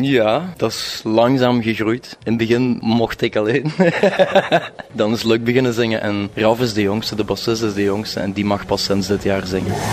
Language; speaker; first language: Dutch; native; Dutch